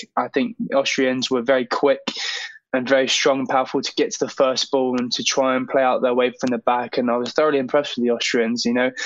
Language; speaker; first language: English; native; English